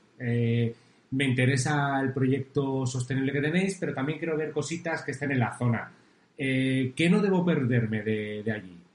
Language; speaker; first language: Spanish; native; Spanish